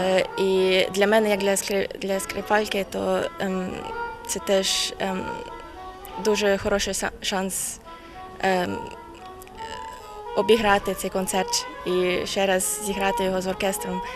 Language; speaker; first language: Ukrainian; non-native, fluent; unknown